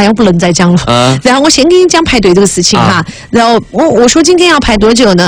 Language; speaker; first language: Chinese; native; Chinese